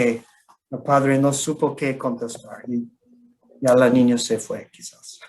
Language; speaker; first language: Spanish; non-native, learner; English